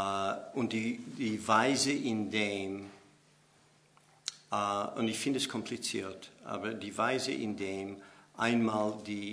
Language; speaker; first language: German; non-native, fluent; English